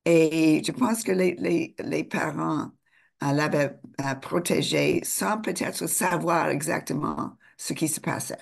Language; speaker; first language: French; non-native, fluent; English